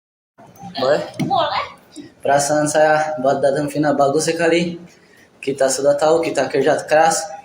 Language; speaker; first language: Indonesian; non-native, learner; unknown